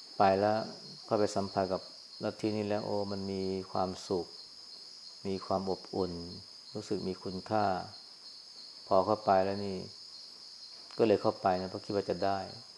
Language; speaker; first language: Thai; native; Thai